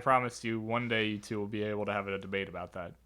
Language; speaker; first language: English; native; English